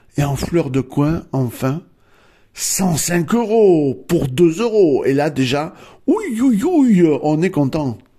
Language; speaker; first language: French; native; French